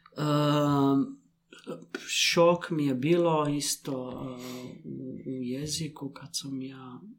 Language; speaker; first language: Croatian; non-native, fluent; Arabic